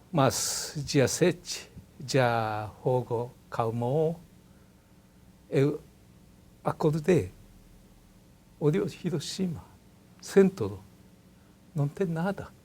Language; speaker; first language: Portuguese; non-native, learner; Japanese